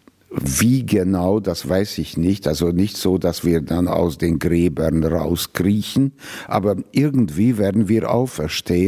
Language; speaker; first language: German; non-native, fluent; Hungarian